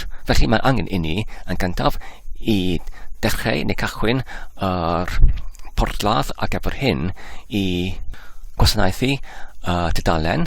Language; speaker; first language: Welsh; non-native, learner; English